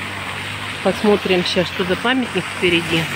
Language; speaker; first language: Russian; native; Russian